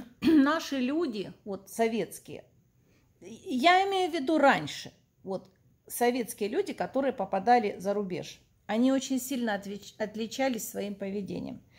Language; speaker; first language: Russian; native; Russian